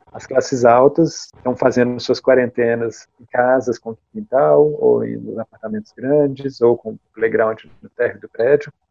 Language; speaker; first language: Portuguese; native; Portuguese